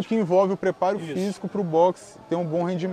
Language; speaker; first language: Portuguese; native; Portuguese